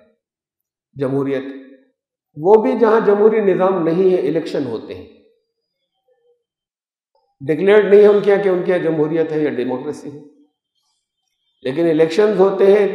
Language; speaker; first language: Urdu; native; Urdu